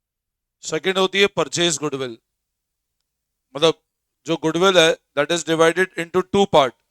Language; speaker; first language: Hindi; native; Hindi